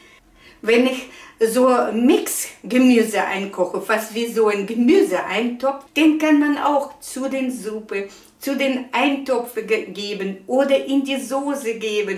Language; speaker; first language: German; non-native, fluent; Russian